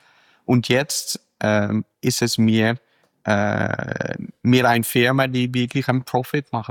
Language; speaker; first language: German; non-native, fluent; Dutch